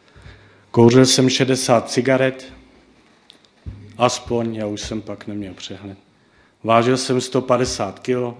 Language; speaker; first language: Czech; non-native, fluent; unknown